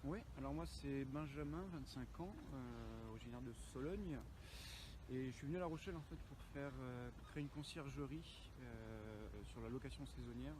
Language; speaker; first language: French; native; French